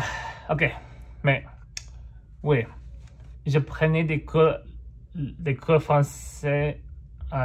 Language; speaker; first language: French; non-native, fluent; English